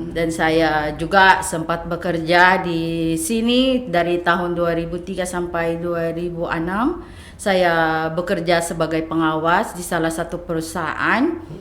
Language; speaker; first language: Indonesian; non-native, fluent; Filipino